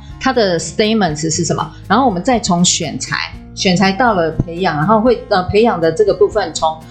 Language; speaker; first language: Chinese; native; Chinese